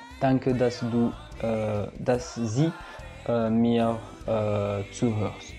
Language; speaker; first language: German; non-native, learner; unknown